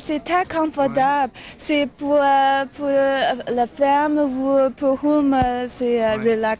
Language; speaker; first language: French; non-native, learner; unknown